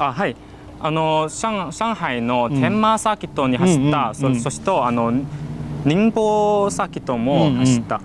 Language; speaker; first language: Japanese; non-native, learner; Chinese